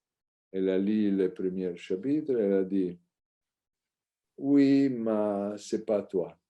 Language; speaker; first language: French; non-native, learner; Italian